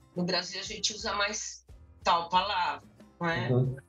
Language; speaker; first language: Portuguese; native; Portuguese